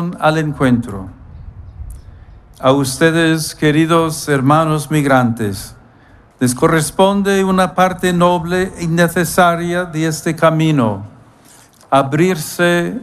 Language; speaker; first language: Spanish; non-native, fluent; English